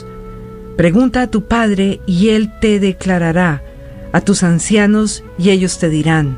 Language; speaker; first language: Spanish; native; Spanish